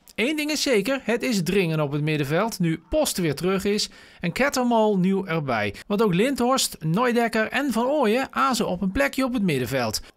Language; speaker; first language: Dutch; native; Dutch